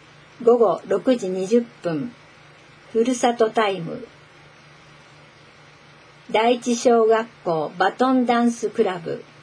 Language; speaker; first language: Japanese; native; Japanese